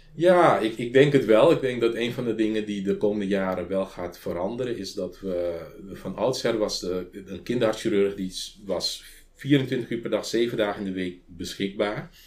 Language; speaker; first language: Dutch; non-native, local second language; Papiamento